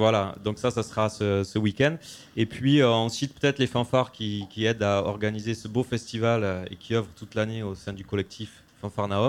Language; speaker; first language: French; native; French